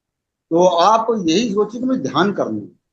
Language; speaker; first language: Hindi; native; Hindi